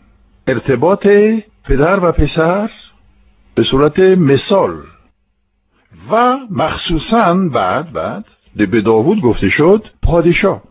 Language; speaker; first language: Persian; non-native, fluent; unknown